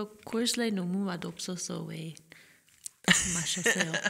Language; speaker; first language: Korean; non-native, fluent; English